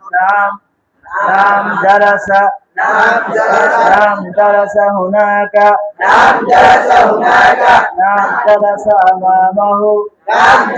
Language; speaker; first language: Arabic; non-native, fluent; Bangla